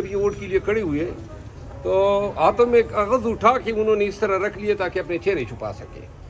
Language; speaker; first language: Urdu; non-native, local second language; Pashto